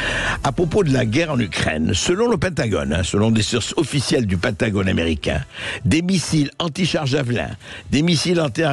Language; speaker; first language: French; native; French